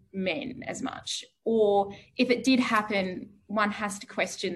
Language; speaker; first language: English; native; English